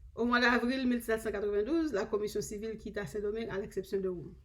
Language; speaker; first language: French; non-native, learner; English